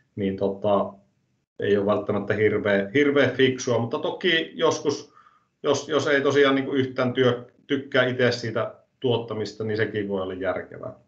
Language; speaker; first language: Finnish; native; Finnish